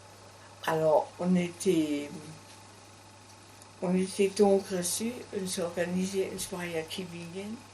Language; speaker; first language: French; non-native, learner; German